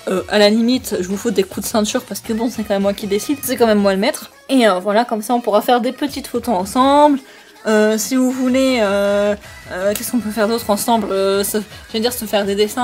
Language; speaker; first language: French; native; French